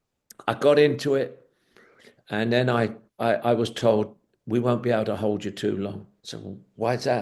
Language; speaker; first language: English; native; English